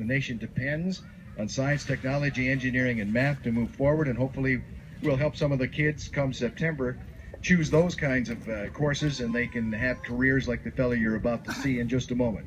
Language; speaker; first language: English; native; English